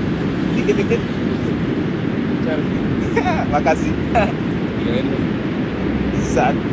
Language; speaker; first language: Indonesian; non-native, fluent; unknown